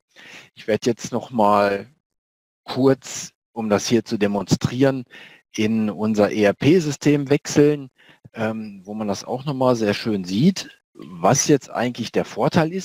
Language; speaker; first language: German; native; German